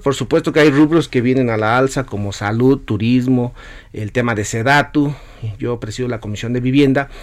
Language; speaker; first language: Spanish; native; Spanish